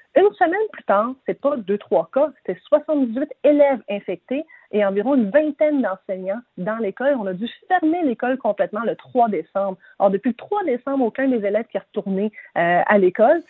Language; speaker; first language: French; native; French